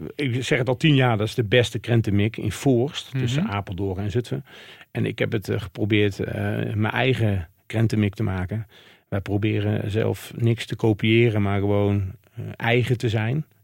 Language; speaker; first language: Dutch; native; Dutch